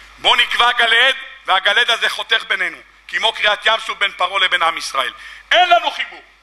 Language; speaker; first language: Hebrew; native; Hebrew